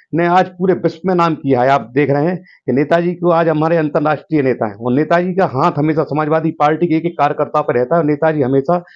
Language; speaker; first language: Hindi; native; Hindi